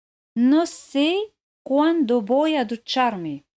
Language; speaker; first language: Spanish; non-native, fluent; French